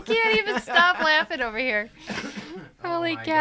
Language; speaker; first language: English; native; English